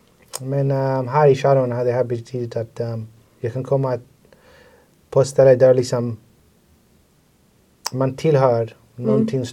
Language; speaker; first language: Swedish; non-native, fluent; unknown